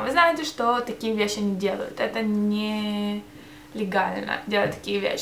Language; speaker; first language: Russian; early bilingual, heritage; Russian